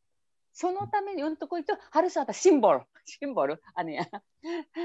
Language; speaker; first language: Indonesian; non-native, fluent; Japanese